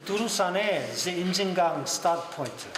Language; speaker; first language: Korean; non-native, learner; English